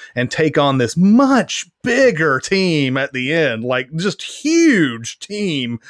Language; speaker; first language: English; native; English